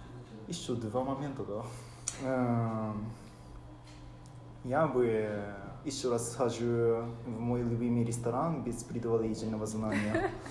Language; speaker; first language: Russian; non-native, fluent; Japanese